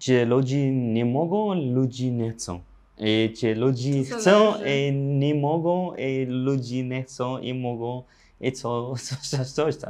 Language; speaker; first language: Polish; non-native, learner; Arabic